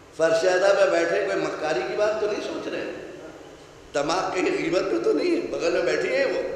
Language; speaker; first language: Urdu; native; Urdu